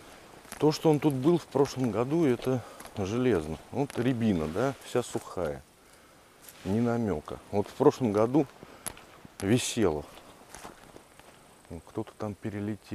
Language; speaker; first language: Russian; native; Russian